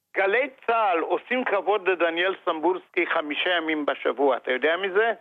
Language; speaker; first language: Hebrew; non-native, fluent; Romanian